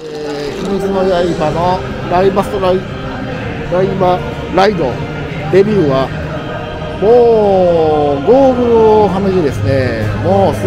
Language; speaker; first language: Japanese; native; Japanese